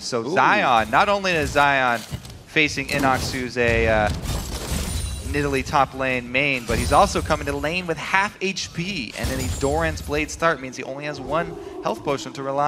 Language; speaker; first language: English; native; English